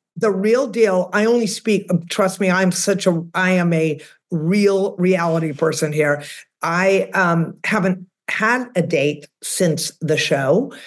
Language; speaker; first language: English; native; English